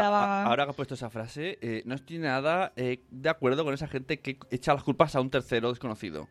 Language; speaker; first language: Spanish; native; Spanish